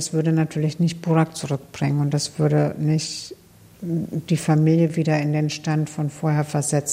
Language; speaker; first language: German; native; German